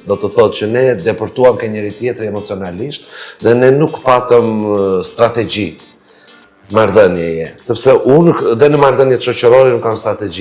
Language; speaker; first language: Albanian; native; Albanian